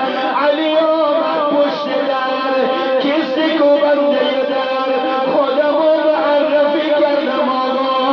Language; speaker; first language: Persian; native; Persian